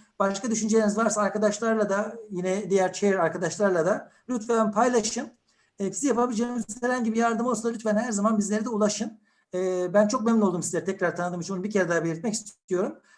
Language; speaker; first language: Turkish; native; Turkish